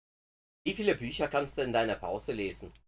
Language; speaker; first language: German; non-native, fluent; English